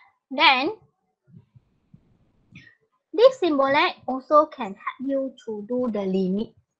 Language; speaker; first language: English; non-native, local second language; Malay